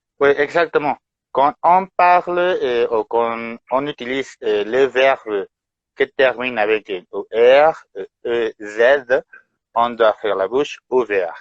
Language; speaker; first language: French; non-native, fluent; Spanish